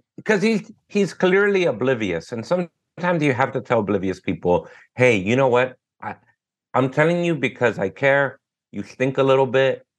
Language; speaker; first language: English; native; English